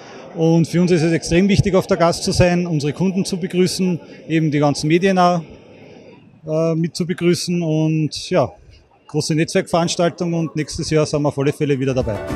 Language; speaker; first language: German; native; German